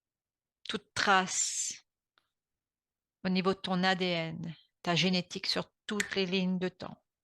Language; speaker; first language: French; native; French